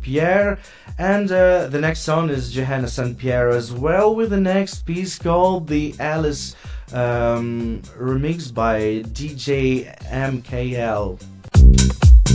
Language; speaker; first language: English; non-native, fluent; Ukrainian